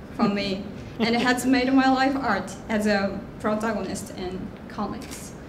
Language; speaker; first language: English; non-native, fluent; Japanese